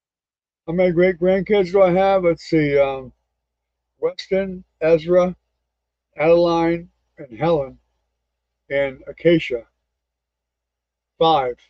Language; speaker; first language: English; native; English